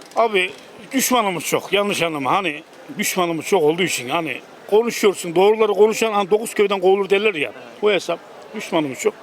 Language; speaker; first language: Turkish; native; Turkish